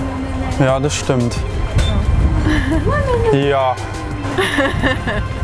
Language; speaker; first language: German; native; German